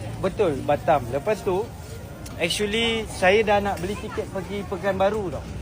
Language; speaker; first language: Malay; native; Malay